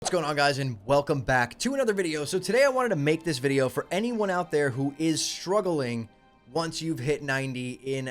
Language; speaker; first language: English; native; English